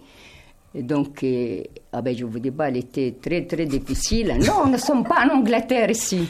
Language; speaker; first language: French; non-native, learner; Arabic